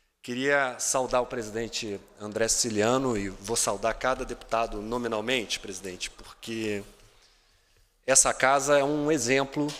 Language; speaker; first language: Portuguese; native; Portuguese